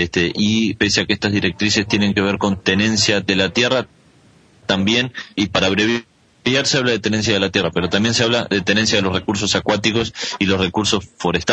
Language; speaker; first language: Spanish; native; Spanish